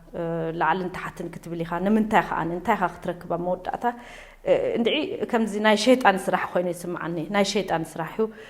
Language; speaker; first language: Tigrinya; native; Tigrinya